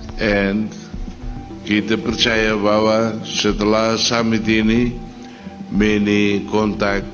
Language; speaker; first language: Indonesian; non-native, fluent; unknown